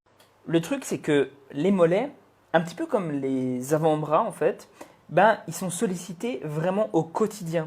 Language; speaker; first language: French; native; French